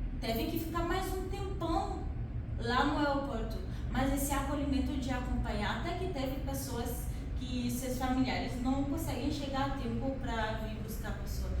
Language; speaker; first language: Portuguese; non-native, fluent; Haitian Creole